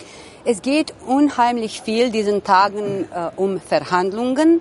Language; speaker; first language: German; non-native, fluent; Romanian